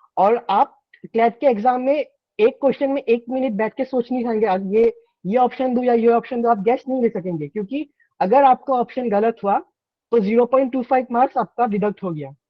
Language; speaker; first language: Hindi; non-native, local second language; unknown